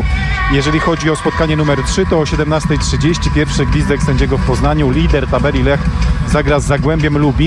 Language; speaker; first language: Polish; native; Polish